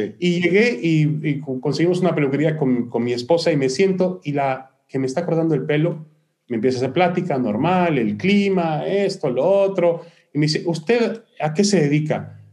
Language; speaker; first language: Spanish; early bilingual, other home language; Hebrew